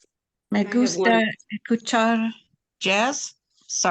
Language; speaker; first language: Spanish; non-native, learner; English